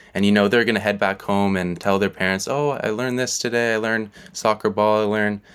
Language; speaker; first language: English; native; English